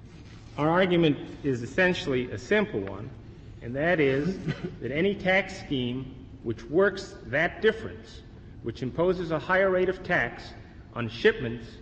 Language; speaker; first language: English; native; English